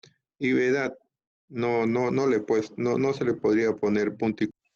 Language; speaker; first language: Spanish; native; Spanish